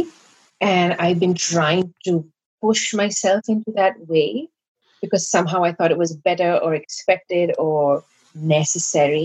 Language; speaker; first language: English; non-native, local second language; Gujarati